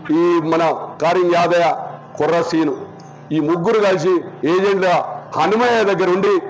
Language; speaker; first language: Telugu; native; Telugu